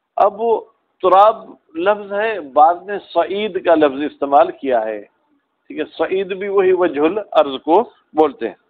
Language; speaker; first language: Urdu; non-native, local second language; Sindhi